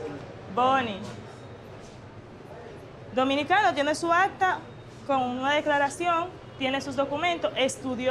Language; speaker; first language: Spanish; native; Spanish